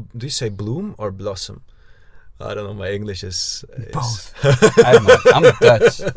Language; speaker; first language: English; non-native, fluent; German